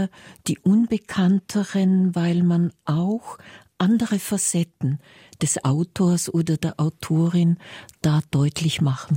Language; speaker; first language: German; native; German